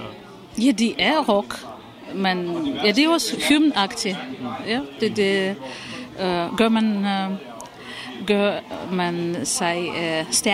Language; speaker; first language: Danish; non-native, fluent; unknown